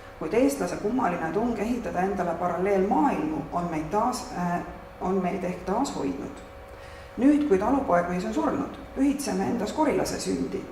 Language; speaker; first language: Estonian; native; Estonian